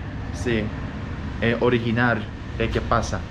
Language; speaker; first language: Spanish; non-native, learner; Japanese